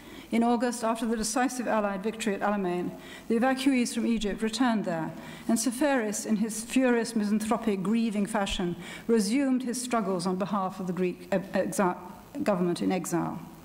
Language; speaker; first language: English; early bilingual, other home language; Italian